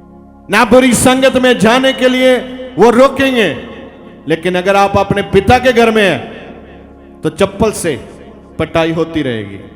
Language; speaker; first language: Hindi; non-native, local second language; Punjabi